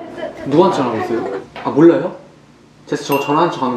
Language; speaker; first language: Korean; native; Korean